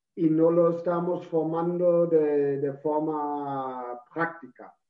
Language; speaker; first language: Spanish; non-native, fluent; German